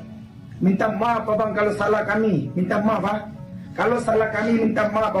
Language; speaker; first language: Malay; non-native, learner; Bangla